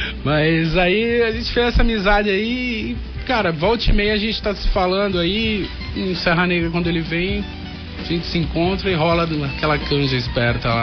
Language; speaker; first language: Portuguese; native; Portuguese